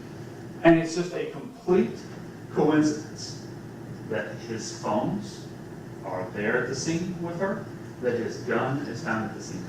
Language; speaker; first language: English; native; English